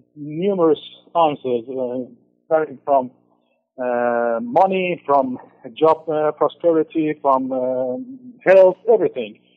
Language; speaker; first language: English; non-native, fluent; Persian